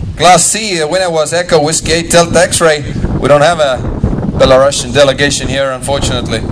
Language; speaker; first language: English; non-native, fluent; Estonian